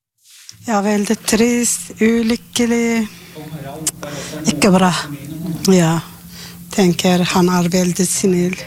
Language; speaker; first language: Norwegian; non-native, learner; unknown